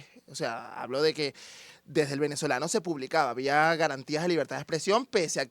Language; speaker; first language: Spanish; native; Spanish